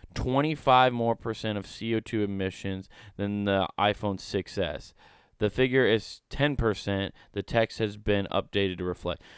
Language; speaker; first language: English; native; English